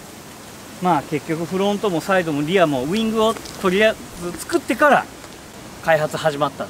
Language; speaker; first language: Japanese; native; Japanese